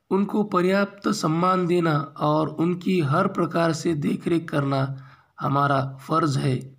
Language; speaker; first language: Hindi; non-native, local second language; Marathi